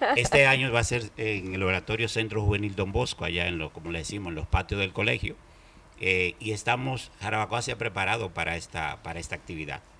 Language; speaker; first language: Spanish; native; Spanish